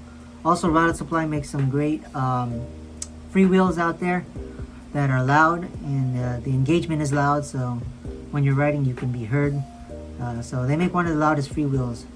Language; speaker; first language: English; native; English